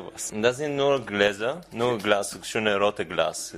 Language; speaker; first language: German; non-native, learner; Bulgarian